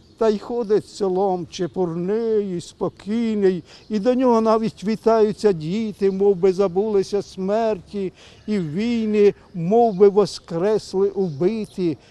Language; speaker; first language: Ukrainian; native; Ukrainian